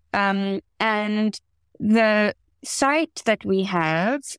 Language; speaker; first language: English; native; English